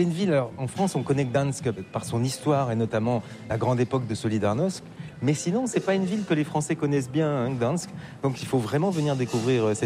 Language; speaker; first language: French; native; French